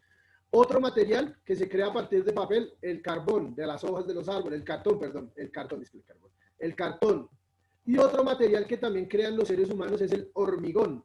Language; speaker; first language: Spanish; native; Spanish